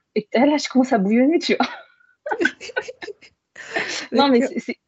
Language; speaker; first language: French; early bilingual, other home language; Arabic